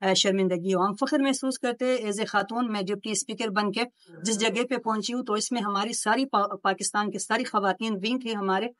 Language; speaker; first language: Urdu; non-native, local second language; Pashto